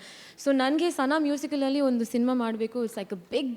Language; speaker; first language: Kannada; non-native, learner; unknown